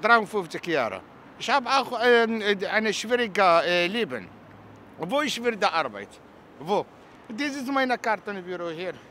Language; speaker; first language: German; non-native, learner; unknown